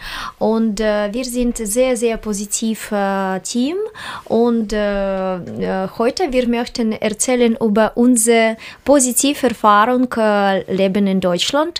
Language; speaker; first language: German; non-native, learner; Russian